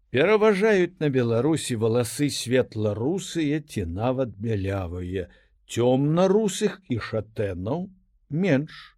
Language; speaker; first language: Belarusian; native; Belarusian